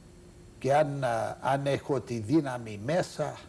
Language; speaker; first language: Greek; early bilingual, heritage; Greek